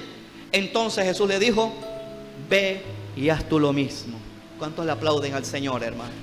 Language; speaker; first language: Spanish; native; Spanish